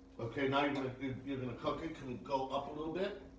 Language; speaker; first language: English; native; English